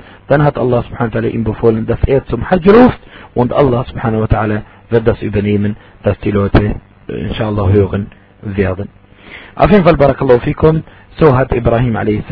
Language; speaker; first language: German; non-native, fluent; Arabic